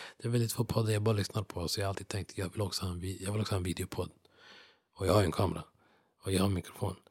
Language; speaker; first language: Swedish; non-native, fluent; English